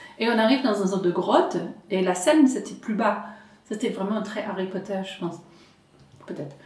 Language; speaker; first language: French; non-native, fluent; English